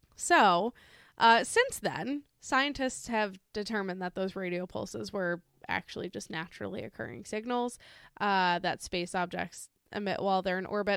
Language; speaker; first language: English; native; English